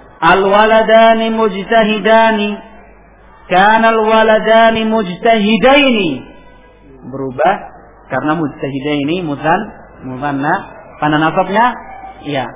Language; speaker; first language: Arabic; non-native, fluent; Indonesian